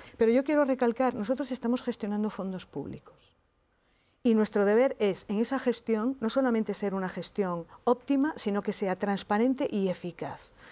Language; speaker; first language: Spanish; native; Spanish